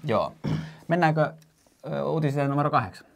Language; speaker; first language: Finnish; native; Finnish